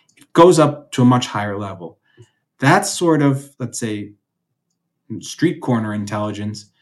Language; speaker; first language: English; native; English